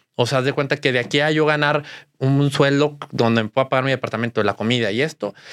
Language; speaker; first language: Spanish; native; Spanish